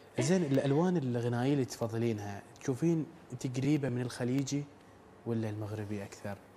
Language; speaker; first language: Arabic; native; Arabic